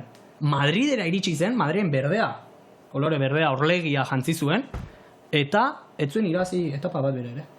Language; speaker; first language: Basque; native; Basque